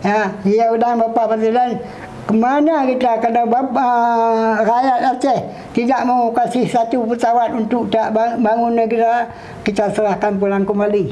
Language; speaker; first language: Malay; non-native, local second language; Achinese